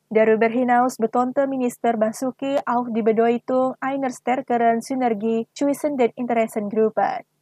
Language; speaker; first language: German; non-native, fluent; Indonesian